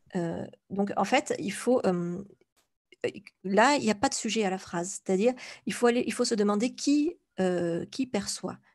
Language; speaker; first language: French; native; French